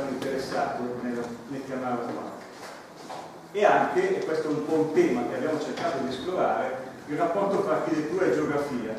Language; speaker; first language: Italian; native; Italian